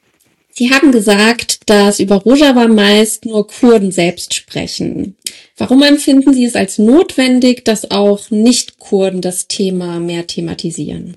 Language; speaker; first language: German; native; German